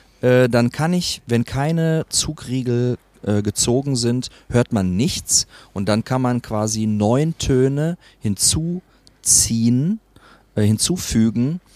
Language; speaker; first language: German; native; German